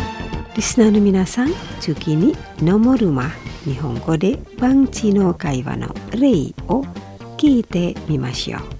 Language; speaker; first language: Japanese; non-native, fluent; Indonesian